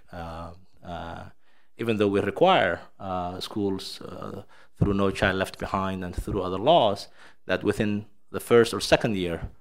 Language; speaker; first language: English; non-native, fluent; Somali